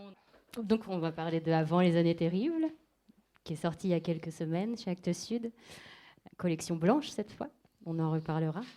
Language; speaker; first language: French; native; French